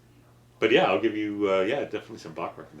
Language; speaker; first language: English; native; English